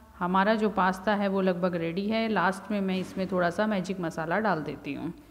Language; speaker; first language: Hindi; native; Hindi